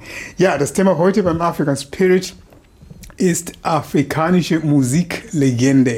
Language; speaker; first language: German; non-native, fluent; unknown